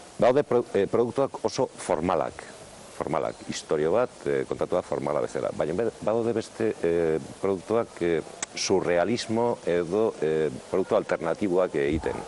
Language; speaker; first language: Basque; non-native, local second language; Spanish